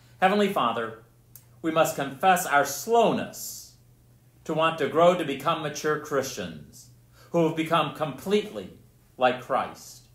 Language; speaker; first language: English; native; English